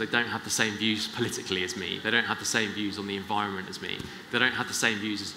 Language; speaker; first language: English; native; English